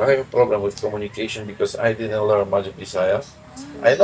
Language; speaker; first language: English; non-native, learner; Polish